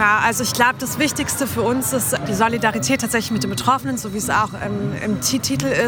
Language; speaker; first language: German; native; German